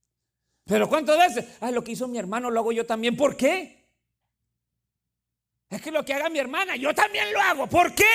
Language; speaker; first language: Spanish; native; Spanish